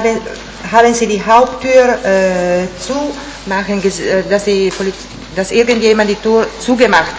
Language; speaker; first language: German; non-native, fluent; Italian